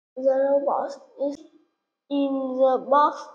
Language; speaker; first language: English; non-native, learner; Vietnamese